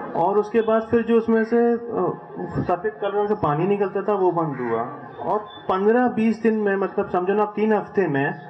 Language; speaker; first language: Hindi; native; Hindi